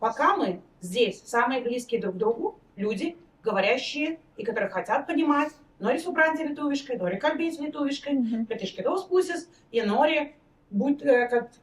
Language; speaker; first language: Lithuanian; non-native, learner; Russian